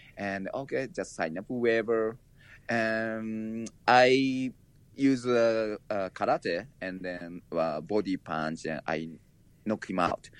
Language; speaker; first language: English; non-native, learner; Japanese